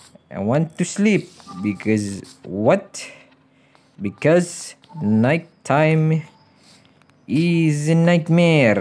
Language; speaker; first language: English; non-native, learner; Indonesian